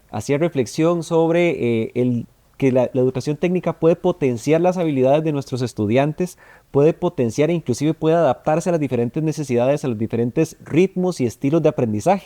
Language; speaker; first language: Spanish; native; Spanish